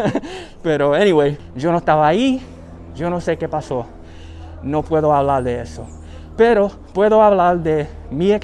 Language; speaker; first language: Spanish; early bilingual, heritage; English